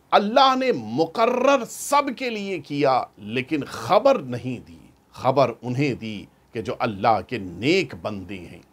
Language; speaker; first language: Urdu; native; Urdu